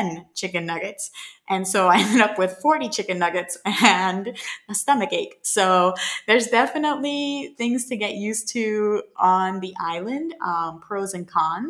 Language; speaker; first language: English; native; English